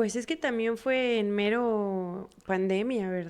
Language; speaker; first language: Spanish; native; Spanish